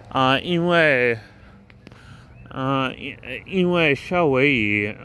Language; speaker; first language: Chinese; non-native, learner; English